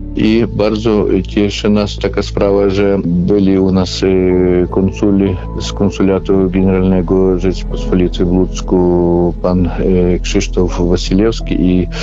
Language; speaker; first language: Polish; early bilingual, heritage; Polish